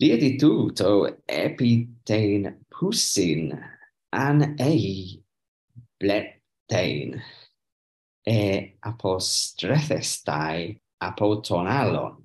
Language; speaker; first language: Greek; non-native, learner; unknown